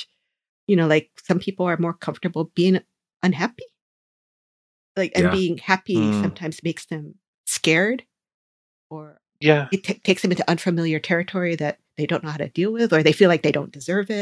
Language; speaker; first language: English; native; English